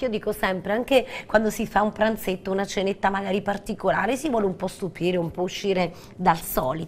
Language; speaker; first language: Italian; native; Italian